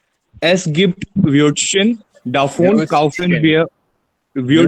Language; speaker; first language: German; non-native, learner; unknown